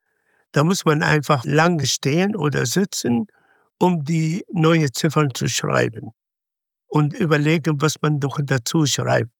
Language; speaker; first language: German; non-native, fluent; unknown